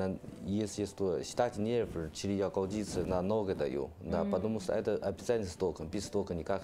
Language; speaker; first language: Russian; non-native, learner; Chinese